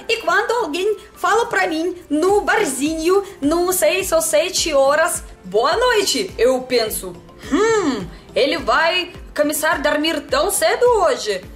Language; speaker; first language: Portuguese; non-native, learner; Russian